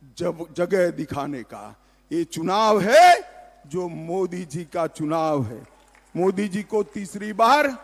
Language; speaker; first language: Hindi; non-native, local second language; Gujarati